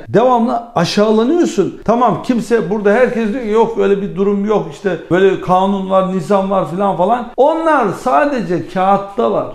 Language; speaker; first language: Turkish; early bilingual, heritage; Turkish